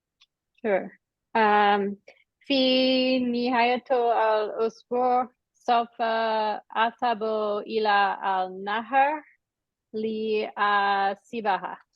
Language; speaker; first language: Arabic; non-native, learner; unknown